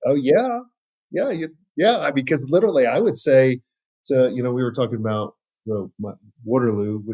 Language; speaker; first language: English; native; English